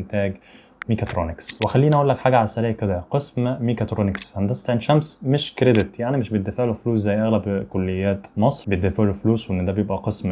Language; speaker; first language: Arabic; native; Arabic